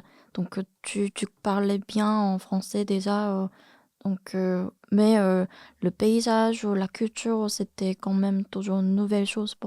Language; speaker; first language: French; non-native, fluent; Korean